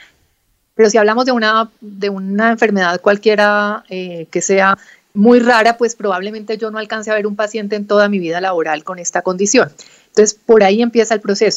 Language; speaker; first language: Spanish; native; Spanish